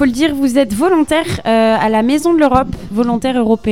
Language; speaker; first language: French; native; French